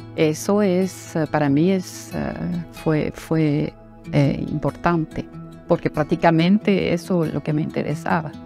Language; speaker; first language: Spanish; non-native, fluent; Italian